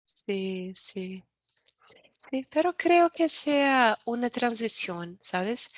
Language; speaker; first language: Spanish; non-native, learner; Portuguese